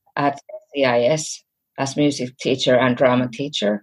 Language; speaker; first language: English; non-native, fluent; Finnish